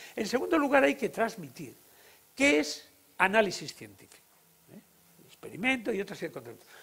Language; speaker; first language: Spanish; native; Spanish